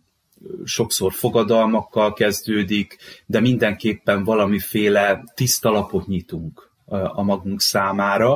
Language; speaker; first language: Hungarian; native; Hungarian